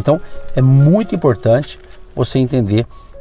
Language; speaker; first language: Portuguese; native; Portuguese